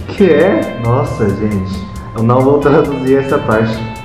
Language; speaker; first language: Portuguese; non-native, fluent; Chinese